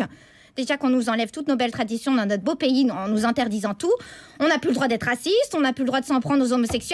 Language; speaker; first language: French; native; French